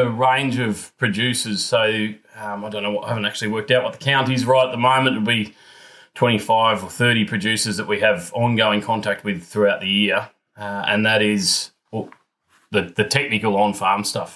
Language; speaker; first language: English; native; English